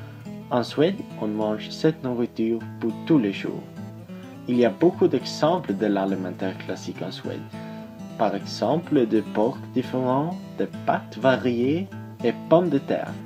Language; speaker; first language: French; non-native, learner; Swedish